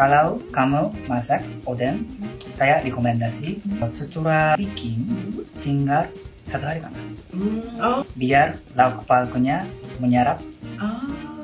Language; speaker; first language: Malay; non-native, learner; Japanese